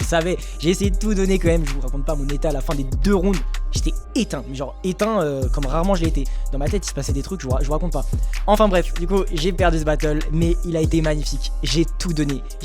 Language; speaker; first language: French; native; French